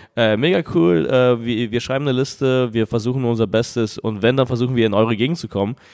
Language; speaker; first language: German; early bilingual, other home language; Russian